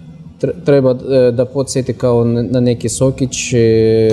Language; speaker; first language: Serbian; non-native, fluent; Russian